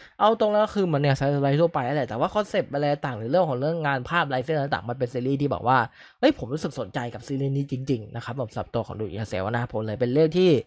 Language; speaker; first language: Thai; native; Thai